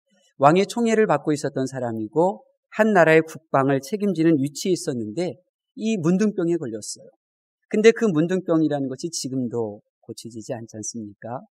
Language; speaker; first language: Korean; native; Korean